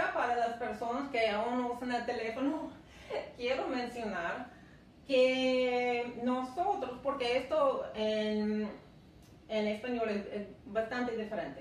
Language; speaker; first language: Spanish; non-native, fluent; English